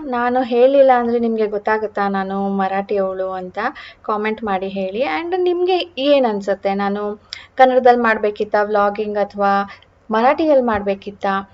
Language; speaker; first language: Kannada; non-native, local second language; Marathi